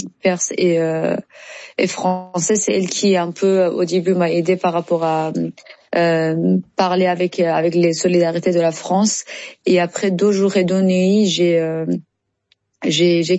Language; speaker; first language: French; non-native, learner; Persian